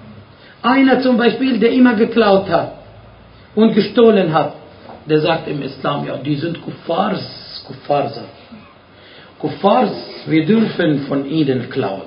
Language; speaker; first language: German; non-native, fluent; Arabic